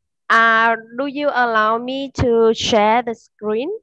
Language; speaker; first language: English; non-native, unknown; Vietnamese